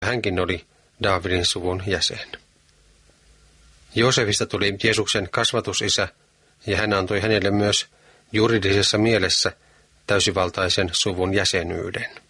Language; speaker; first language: Finnish; native; Finnish